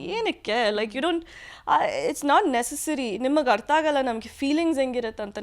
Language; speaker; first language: Kannada; early bilingual, heritage; Kannada